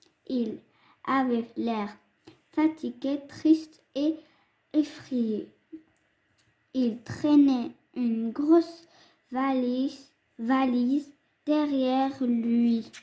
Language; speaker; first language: French; non-native, fluent; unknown